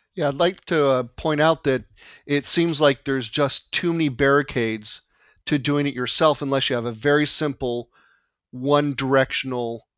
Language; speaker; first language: English; native; English